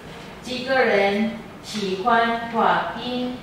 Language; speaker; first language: Chinese; non-native, learner; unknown